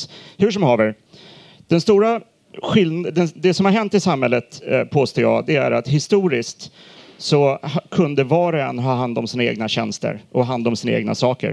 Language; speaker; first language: Swedish; native; Swedish